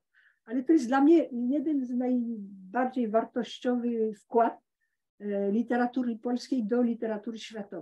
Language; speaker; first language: Polish; early bilingual, heritage; Polish